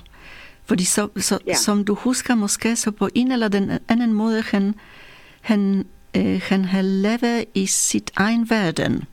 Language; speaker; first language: Danish; non-native, fluent; Polish